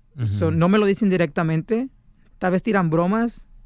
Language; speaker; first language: Spanish; native; Spanish